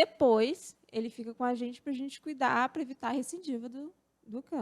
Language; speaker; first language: Portuguese; native; Portuguese